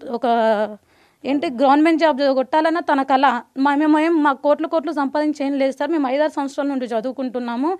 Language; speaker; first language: Telugu; native; Telugu